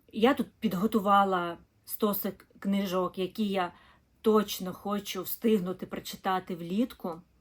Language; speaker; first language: Ukrainian; non-native, local second language; Russian